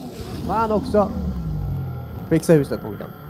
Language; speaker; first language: Swedish; native; Swedish